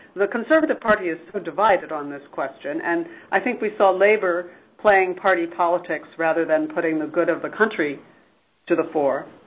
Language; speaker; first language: English; native; English